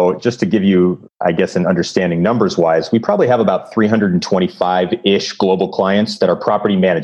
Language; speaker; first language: English; native; English